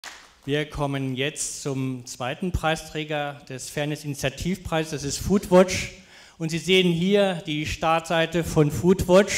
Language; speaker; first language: German; native; German